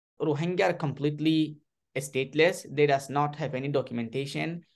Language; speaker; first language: English; non-native, learner; Rohingya